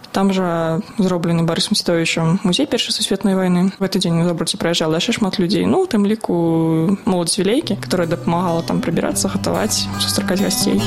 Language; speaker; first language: Belarusian; native; Belarusian